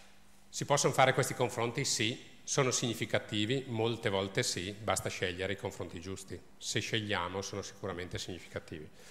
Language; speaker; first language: Italian; native; Italian